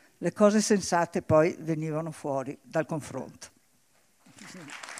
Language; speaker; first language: Italian; native; Italian